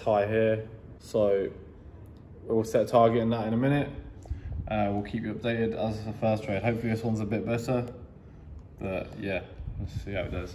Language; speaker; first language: English; native; English